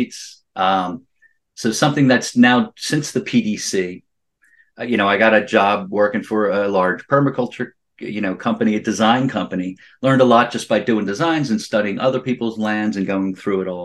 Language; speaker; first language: English; native; English